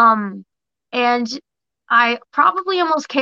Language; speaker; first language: English; native; English